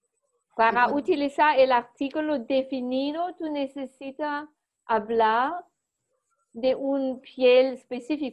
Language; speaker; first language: Spanish; non-native, fluent; German